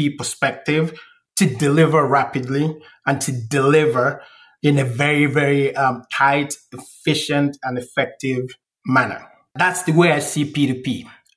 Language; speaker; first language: English; non-native, local second language; Igbo